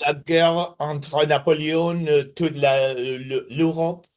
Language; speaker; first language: French; non-native, learner; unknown